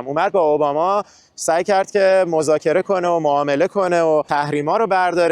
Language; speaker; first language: Persian; native; Persian